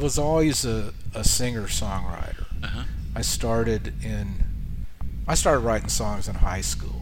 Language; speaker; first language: English; native; English